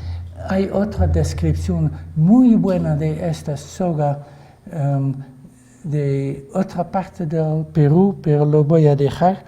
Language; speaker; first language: Spanish; non-native, fluent; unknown